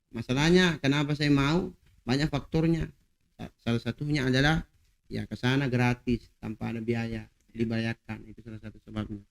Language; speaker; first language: Indonesian; non-native, local second language; Buginese